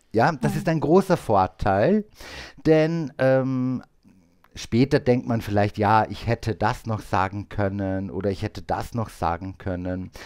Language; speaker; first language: German; native; German